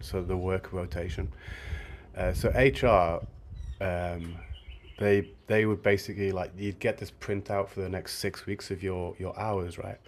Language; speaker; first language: English; native; English